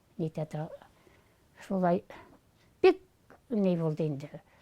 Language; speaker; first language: Tatar; native; Tatar